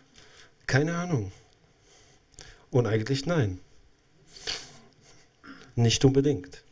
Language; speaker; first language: German; non-native, local second language; French